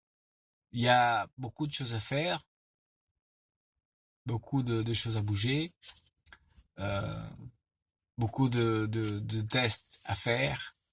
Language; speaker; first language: French; non-native, fluent; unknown